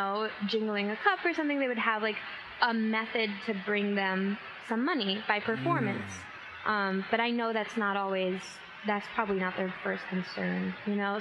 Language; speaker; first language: English; native; English